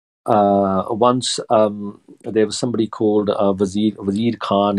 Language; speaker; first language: English; early bilingual, other home language; Punjabi